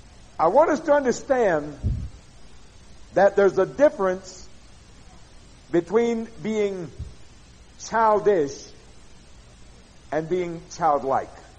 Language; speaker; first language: English; native; English